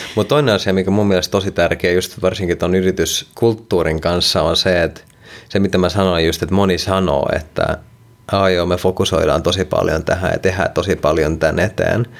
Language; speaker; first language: Finnish; non-native, local second language; Swedish